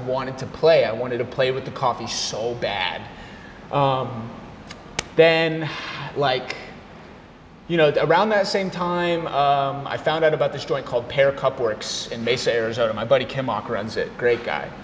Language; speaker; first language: English; native; English